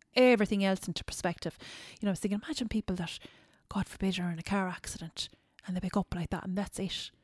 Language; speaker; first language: English; native; English